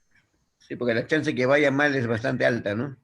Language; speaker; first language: Spanish; native; Spanish